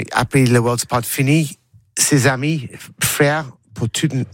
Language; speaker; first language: French; non-native, learner; English